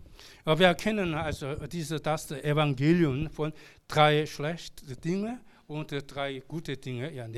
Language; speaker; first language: German; non-native, learner; Korean